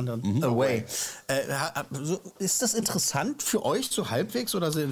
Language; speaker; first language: German; native; German